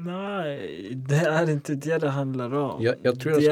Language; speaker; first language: Swedish; non-native, local second language; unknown